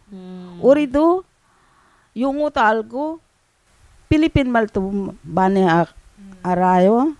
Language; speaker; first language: Korean; non-native, learner; Filipino